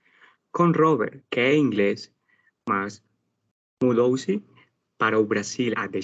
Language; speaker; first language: Portuguese; non-native, learner; Spanish